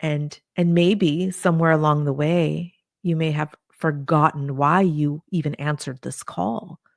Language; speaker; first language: English; native; English